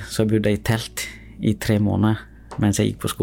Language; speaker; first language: Norwegian; non-native, fluent; Tamil